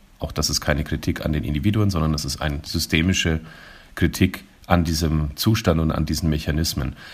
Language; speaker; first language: German; native; German